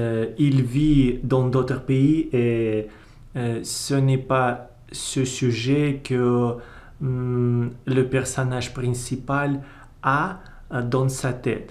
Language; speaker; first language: French; non-native, learner; Russian